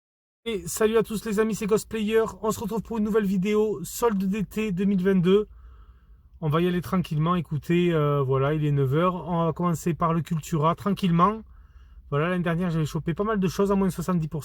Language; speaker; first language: French; native; French